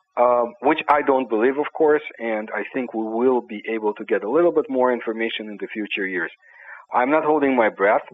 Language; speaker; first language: English; non-native, fluent; Ukrainian